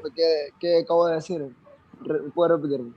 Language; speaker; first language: Spanish; native; Spanish